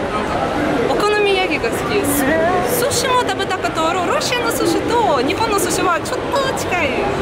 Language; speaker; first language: Japanese; non-native, learner; Russian